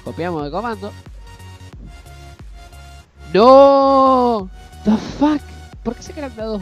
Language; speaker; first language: Spanish; native; Spanish